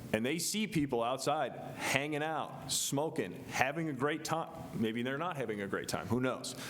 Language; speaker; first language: English; native; English